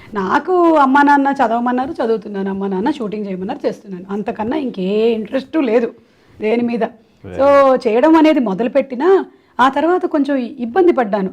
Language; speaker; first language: Telugu; non-native, local second language; Malayalam